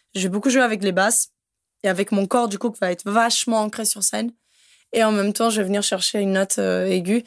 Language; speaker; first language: French; non-native, fluent; Portuguese